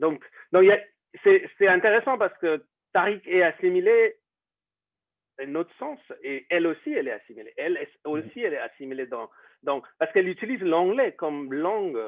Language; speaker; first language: French; non-native, fluent; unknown